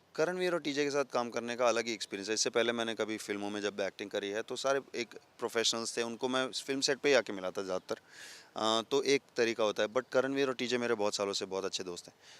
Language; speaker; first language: Hindi; non-native, local second language; Telugu